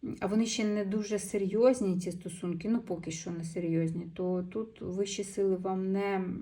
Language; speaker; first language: Ukrainian; non-native, local second language; Russian